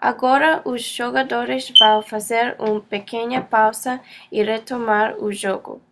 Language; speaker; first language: Portuguese; non-native, learner; English